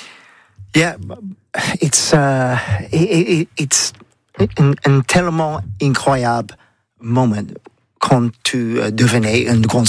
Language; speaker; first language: French; non-native, learner; English